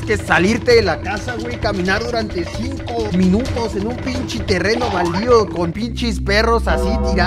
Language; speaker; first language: Spanish; native; Spanish